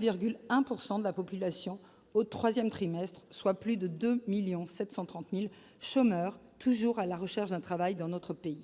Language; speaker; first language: French; native; French